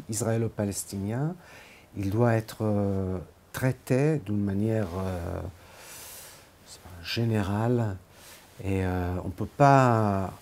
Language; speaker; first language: French; non-native, fluent; Hebrew